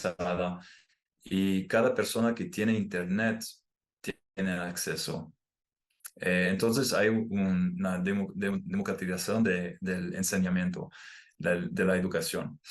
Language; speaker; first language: Spanish; non-native, fluent; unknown